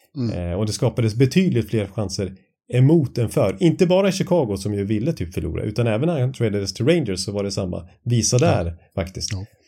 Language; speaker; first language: Swedish; native; Swedish